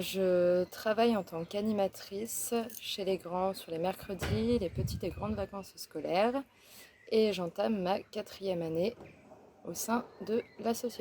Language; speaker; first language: French; native; French